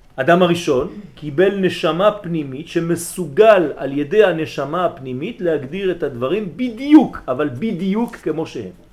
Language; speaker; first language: Hebrew; early bilingual, heritage; Hebrew